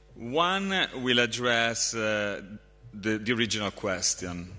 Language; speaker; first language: English; non-native, fluent; Italian